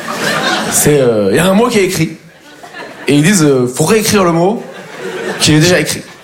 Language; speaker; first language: French; native; French